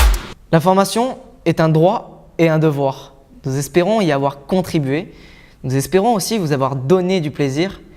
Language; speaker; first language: French; native; French